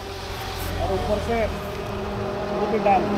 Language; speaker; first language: Hindi; native; Hindi